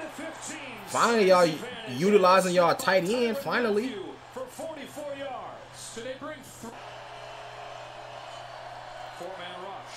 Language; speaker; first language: English; native; English